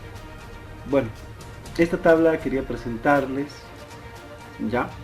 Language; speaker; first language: Spanish; native; Spanish